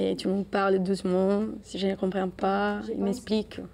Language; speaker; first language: French; non-native, learner; Spanish